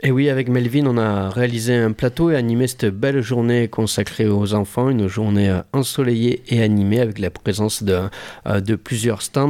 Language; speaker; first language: French; native; French